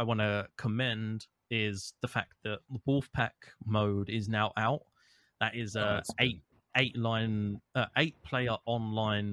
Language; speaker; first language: English; native; English